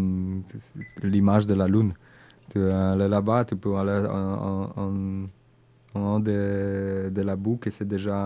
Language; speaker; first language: French; non-native, learner; Indonesian